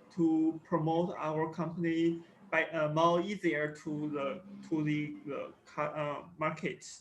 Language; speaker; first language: English; non-native, local second language; Chinese